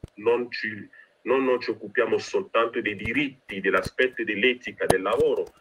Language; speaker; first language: Italian; non-native, fluent; French